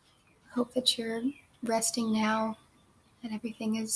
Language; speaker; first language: English; native; English